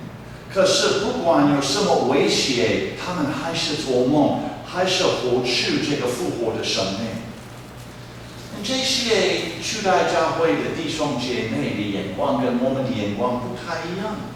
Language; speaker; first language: Chinese; non-native, fluent; English